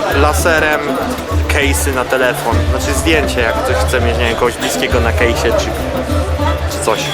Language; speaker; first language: Polish; native; Polish